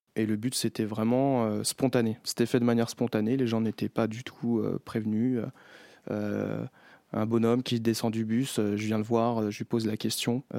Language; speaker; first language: French; native; French